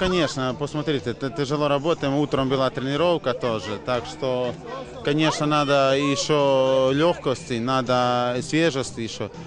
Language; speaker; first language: Russian; non-native, fluent; Croatian